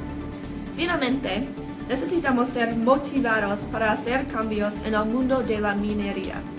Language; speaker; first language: Spanish; non-native, learner; English